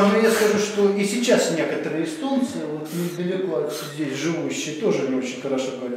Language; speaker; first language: Russian; native; Russian